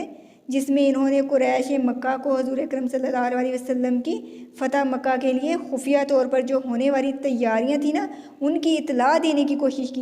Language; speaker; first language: Urdu; native; Urdu